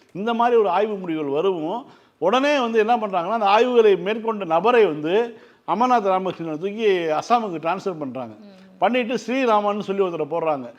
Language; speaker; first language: Tamil; native; Tamil